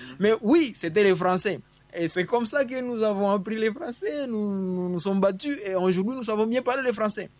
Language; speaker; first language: French; non-native, local second language; Swahili